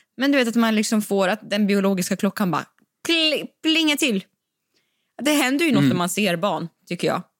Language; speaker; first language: Swedish; native; Swedish